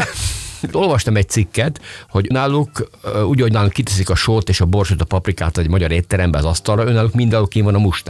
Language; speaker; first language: Hungarian; native; Hungarian